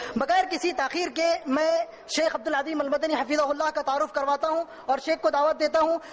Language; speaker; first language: Urdu; native; Urdu